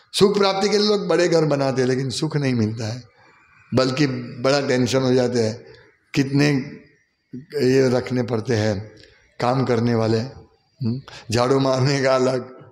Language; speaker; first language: Hindi; non-native, local second language; Gujarati